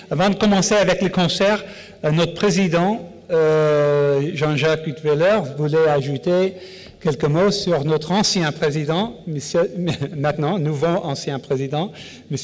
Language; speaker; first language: French; non-native, fluent; English